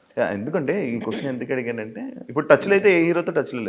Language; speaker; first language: Telugu; native; Telugu